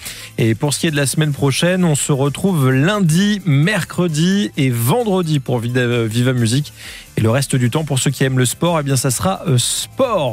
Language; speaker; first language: French; native; French